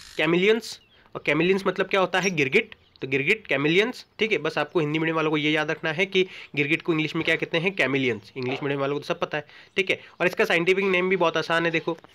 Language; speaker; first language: Hindi; native; Hindi